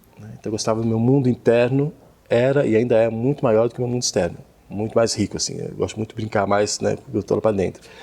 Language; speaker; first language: Portuguese; native; Portuguese